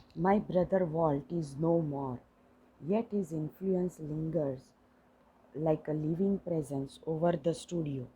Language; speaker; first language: English; non-native, local second language; Gujarati